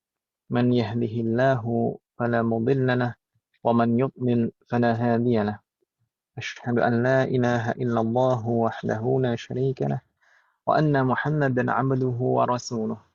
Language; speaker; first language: Arabic; non-native, fluent; Indonesian